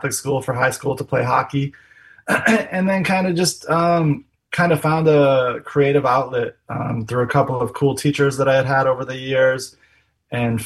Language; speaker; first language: English; native; English